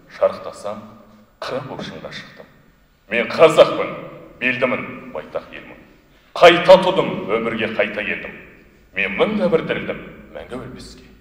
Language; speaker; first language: Kazakh; non-native, local second language; Russian